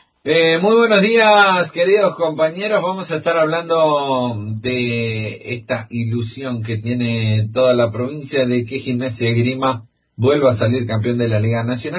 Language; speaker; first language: Spanish; native; Spanish